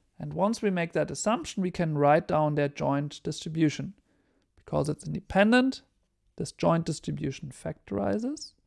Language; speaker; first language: English; non-native, fluent; German